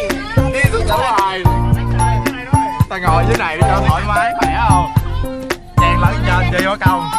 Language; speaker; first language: Vietnamese; native; Vietnamese